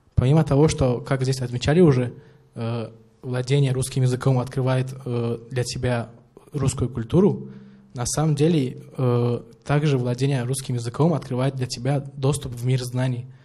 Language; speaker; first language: Russian; non-native, local second language; Tajik